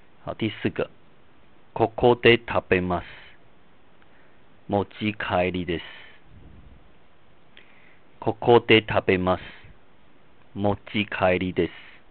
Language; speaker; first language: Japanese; non-native, fluent; Chinese